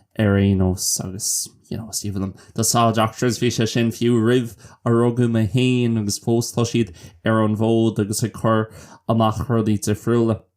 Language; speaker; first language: Irish; non-native, local second language; English